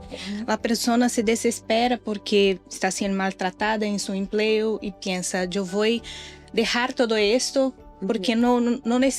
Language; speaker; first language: Spanish; non-native, fluent; Portuguese